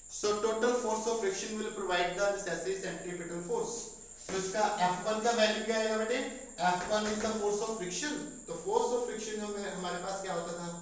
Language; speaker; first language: Hindi; non-native, local second language; Punjabi